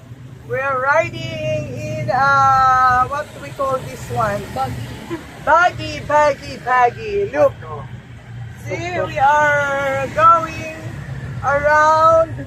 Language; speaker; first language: English; non-native, local second language; Filipino